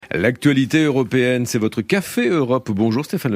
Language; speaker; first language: French; native; French